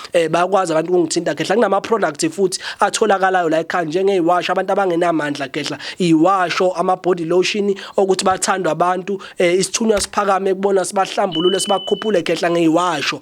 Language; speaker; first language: Zulu; native; Zulu